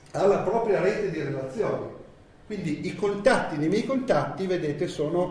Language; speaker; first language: Italian; native; Italian